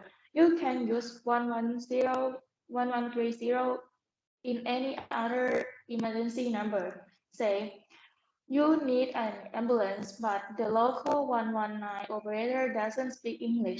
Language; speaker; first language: English; non-native, learner; Thai